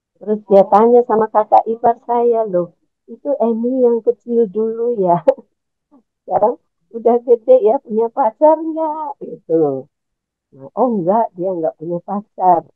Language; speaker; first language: Indonesian; native; Indonesian